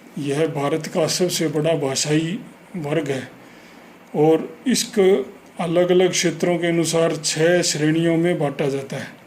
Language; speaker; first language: Hindi; native; Hindi